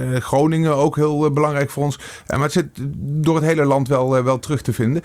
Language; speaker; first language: Dutch; native; Dutch